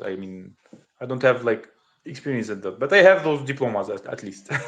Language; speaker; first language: English; non-native, learner; Russian